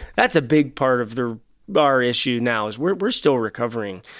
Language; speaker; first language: English; native; English